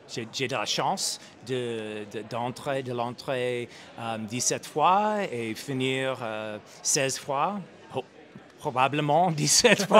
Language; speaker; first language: French; non-native, learner; English